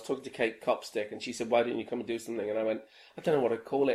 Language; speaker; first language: English; native; English